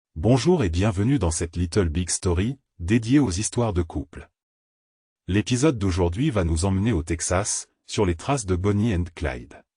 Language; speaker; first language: French; native; French